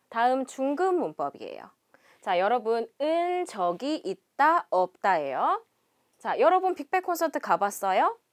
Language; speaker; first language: Korean; native; Korean